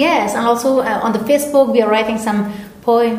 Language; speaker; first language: English; non-native, learner; Persian